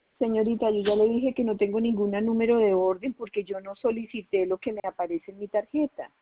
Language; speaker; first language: Spanish; native; Spanish